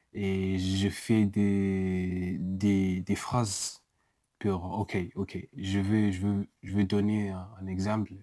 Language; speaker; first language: French; non-native, learner; English